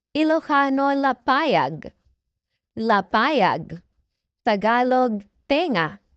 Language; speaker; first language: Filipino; non-native, local second language; Iloko